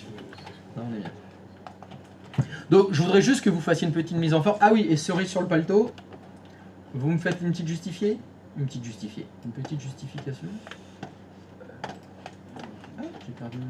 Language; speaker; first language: French; native; French